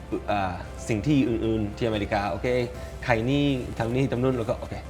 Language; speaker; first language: Thai; non-native, learner; Spanish